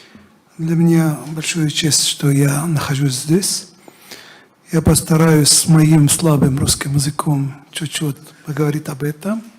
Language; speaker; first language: Russian; non-native, fluent; Arabic